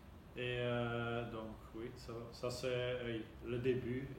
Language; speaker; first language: French; non-native, local second language; Dutch